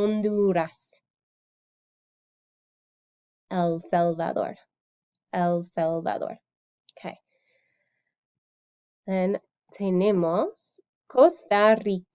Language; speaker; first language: Spanish; non-native, fluent; English